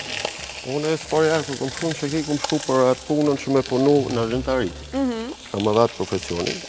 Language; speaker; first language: Albanian; early bilingual, heritage; Albanian